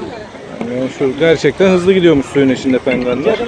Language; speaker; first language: Turkish; native; Turkish